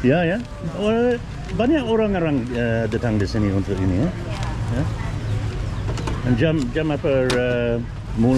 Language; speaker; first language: Indonesian; non-native, learner; English